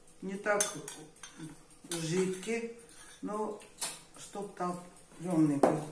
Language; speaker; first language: Russian; non-native, fluent; Armenian